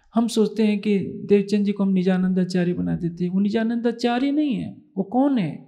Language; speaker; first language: Hindi; native; Hindi